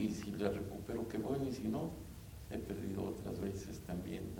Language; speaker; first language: Spanish; native; Spanish